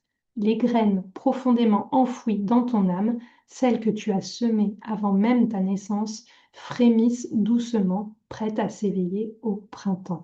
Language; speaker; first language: French; native; French